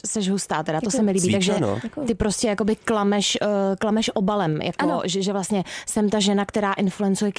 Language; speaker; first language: Czech; native; Czech